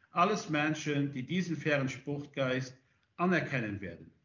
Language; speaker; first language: German; native; German